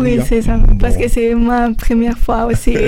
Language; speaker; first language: French; non-native, learner; Spanish